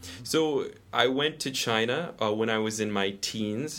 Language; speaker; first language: English; native; English